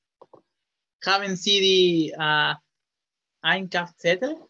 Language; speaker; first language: German; non-native, fluent; Spanish